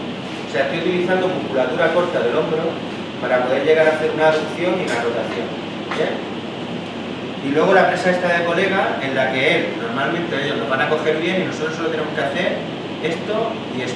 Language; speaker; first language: Spanish; native; Spanish